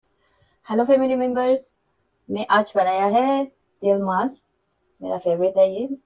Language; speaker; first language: Hindi; non-native, local second language; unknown